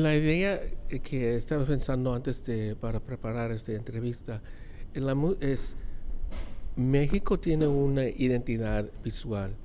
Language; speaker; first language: Spanish; non-native, fluent; English